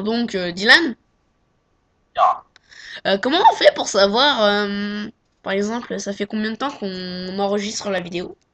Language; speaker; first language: French; native; French